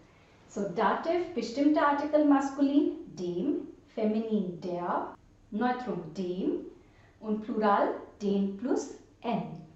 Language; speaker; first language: German; non-native, fluent; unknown